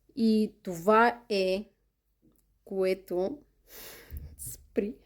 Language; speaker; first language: Bulgarian; native; Bulgarian